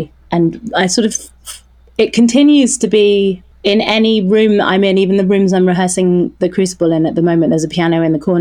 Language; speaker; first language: English; non-native, local second language; French